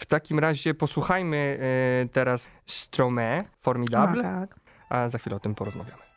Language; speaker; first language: Polish; native; Polish